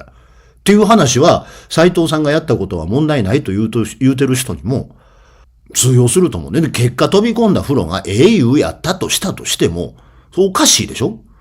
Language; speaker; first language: Japanese; native; Japanese